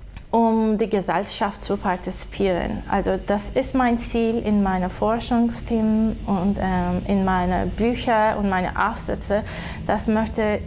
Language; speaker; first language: German; non-native, fluent; Turkish